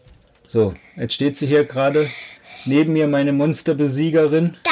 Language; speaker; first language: German; native; German